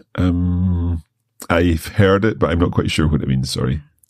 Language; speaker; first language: English; native; English